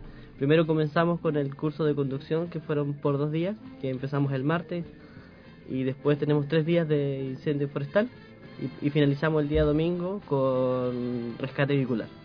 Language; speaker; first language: Spanish; native; Spanish